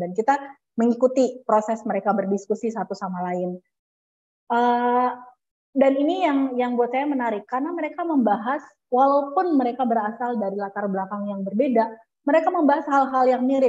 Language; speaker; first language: Indonesian; native; Indonesian